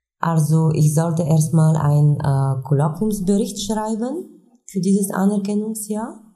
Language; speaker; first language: German; non-native, fluent; Bulgarian